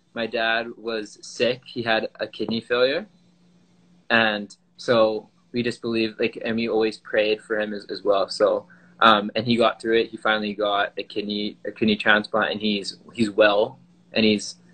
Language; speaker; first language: English; native; English